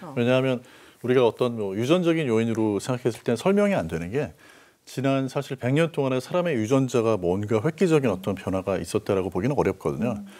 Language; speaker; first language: Korean; native; Korean